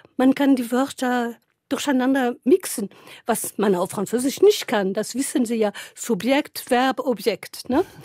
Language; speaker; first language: German; non-native, fluent; French